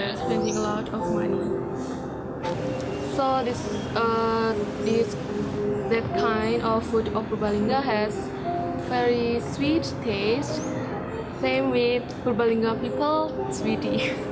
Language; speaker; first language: English; non-native, learner; Indonesian